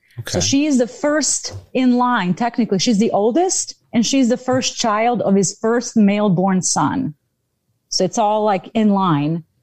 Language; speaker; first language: English; non-native, fluent; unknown